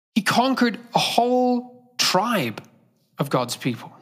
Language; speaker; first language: English; native; English